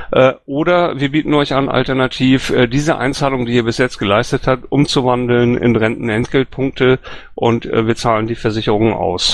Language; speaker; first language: German; native; German